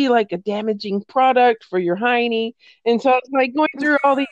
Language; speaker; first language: English; native; English